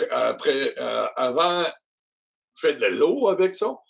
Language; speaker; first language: French; non-native, learner; English